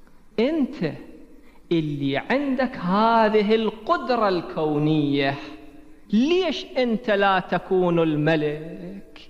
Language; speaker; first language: Arabic; native; Arabic